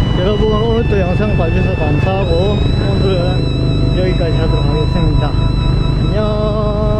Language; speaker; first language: Korean; native; Korean